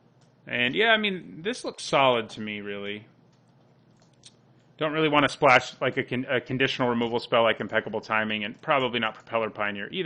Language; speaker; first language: English; native; English